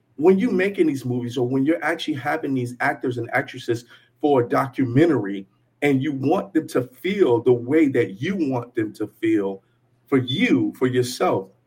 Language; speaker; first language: English; native; English